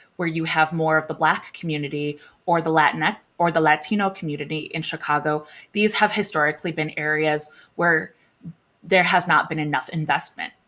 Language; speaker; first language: English; native; English